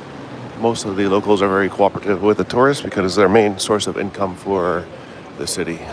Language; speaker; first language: English; native; English